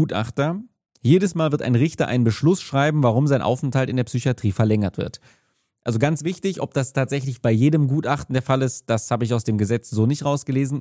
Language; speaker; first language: German; native; German